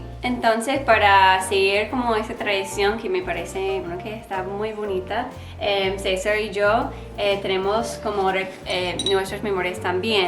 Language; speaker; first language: Spanish; non-native, learner; English